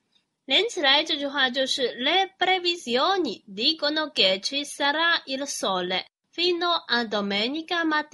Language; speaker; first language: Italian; non-native, fluent; Chinese